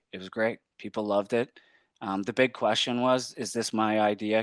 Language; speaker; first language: English; native; English